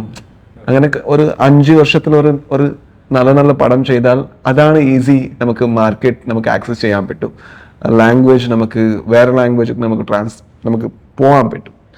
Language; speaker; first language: Malayalam; non-native, learner; Kannada